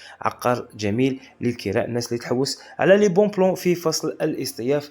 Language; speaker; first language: Arabic; native; Arabic